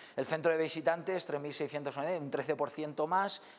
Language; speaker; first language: Spanish; native; Spanish